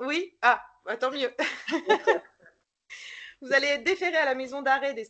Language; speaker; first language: French; native; French